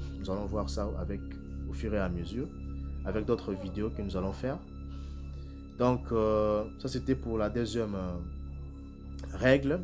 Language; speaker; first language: French; non-native, local second language; Kongo